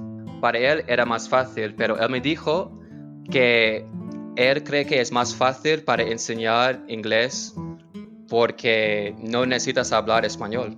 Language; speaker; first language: Spanish; non-native, fluent; English